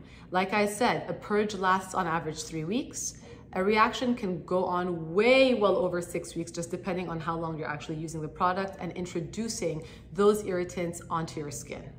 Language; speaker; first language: English; native; English